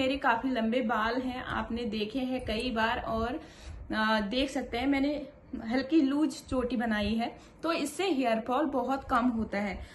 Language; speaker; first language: Hindi; native; Hindi